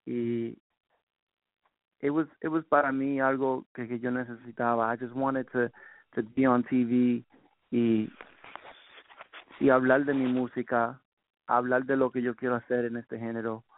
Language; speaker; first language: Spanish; early bilingual, heritage; Spanish